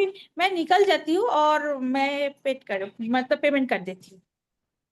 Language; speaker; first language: Hindi; non-native, local second language; Bangla